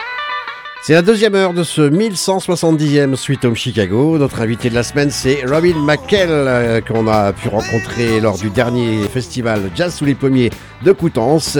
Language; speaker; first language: French; native; French